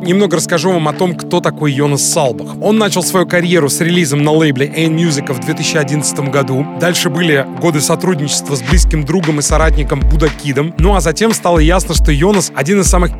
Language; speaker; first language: Russian; native; Russian